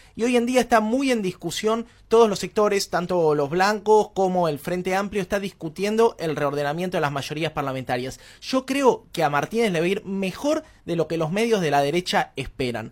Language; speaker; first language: Spanish; native; Spanish